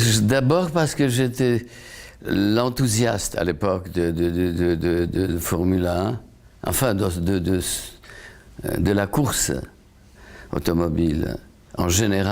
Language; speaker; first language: French; non-native, fluent; Polish